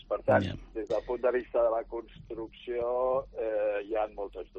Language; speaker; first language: Catalan; native; Catalan